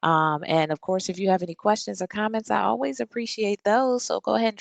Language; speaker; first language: English; native; English